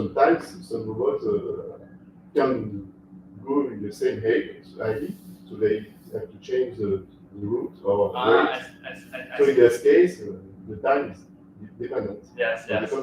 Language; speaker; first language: English; non-native, fluent; French